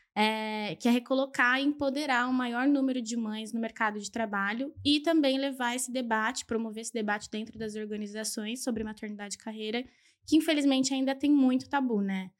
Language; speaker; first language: Portuguese; early bilingual, other home language; Spanish